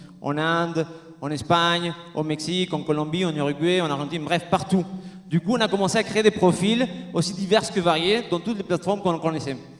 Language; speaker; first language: French; non-native, fluent; Spanish